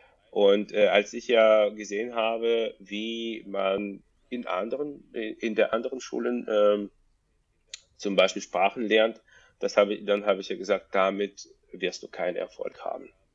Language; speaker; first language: German; non-native, fluent; Russian